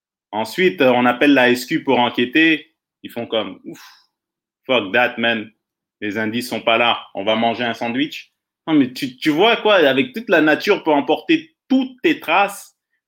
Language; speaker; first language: French; native; French